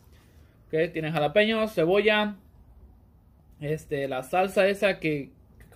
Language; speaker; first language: Spanish; early bilingual, heritage; Spanish